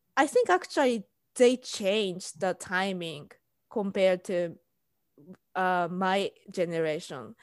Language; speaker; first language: English; non-native, fluent; Japanese